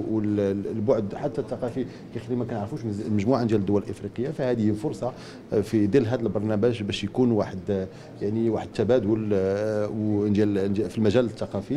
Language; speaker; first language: Arabic; native; Arabic